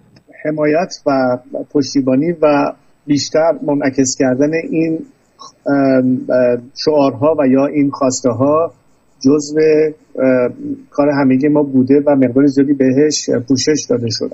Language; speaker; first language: Persian; native; Persian